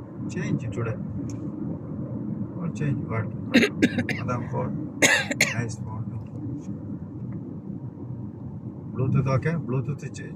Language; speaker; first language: English; non-native, learner; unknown